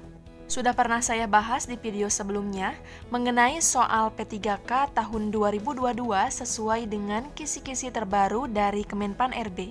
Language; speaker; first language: Indonesian; native; Indonesian